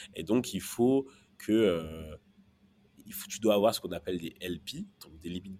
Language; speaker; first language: French; non-native, local second language; Kinyarwanda